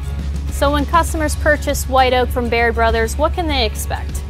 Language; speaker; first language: English; native; English